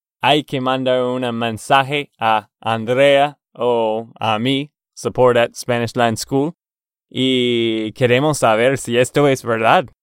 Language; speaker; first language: Spanish; non-native, learner; English